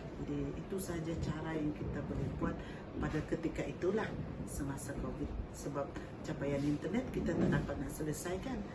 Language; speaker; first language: Malay; non-native, local second language; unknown